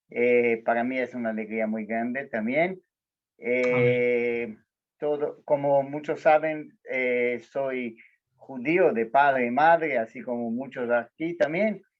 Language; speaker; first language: Spanish; non-native, fluent; Portuguese